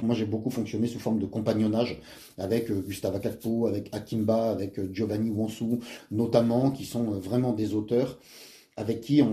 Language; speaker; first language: French; native; French